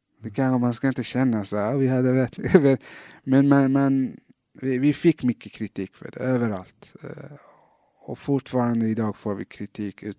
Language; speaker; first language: Swedish; early bilingual, other home language; Persian